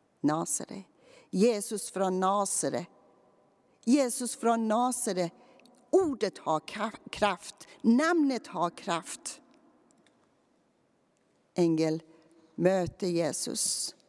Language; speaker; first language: Swedish; non-native, fluent; Persian